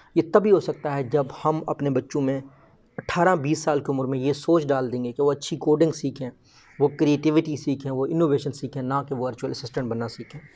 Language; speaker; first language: Urdu; non-native, local second language; Baluchi